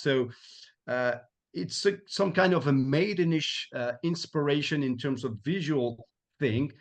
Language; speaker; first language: English; non-native, fluent; French